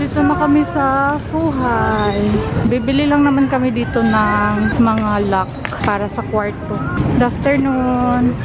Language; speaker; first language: Filipino; non-native, local second language; Cebuano